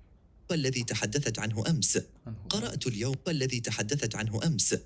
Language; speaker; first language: Arabic; non-native, learner; English